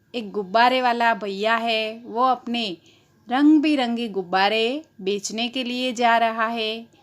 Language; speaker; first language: Hindi; non-native, local second language; Gujarati